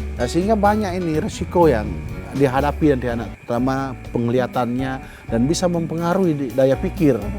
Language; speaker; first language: Indonesian; non-native, local second language; Balinese